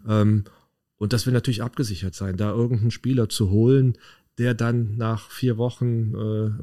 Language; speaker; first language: German; native; German